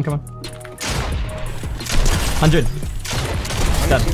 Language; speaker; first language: English; native; English